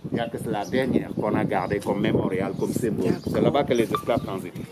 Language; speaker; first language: French; non-native, local second language; Wolof